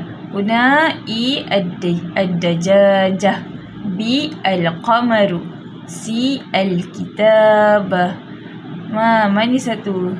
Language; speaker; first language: Arabic; non-native, learner; Malay